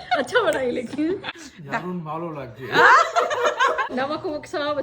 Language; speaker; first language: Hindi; non-native, learner; Bangla